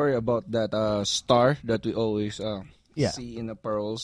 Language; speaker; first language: English; non-native, local second language; Filipino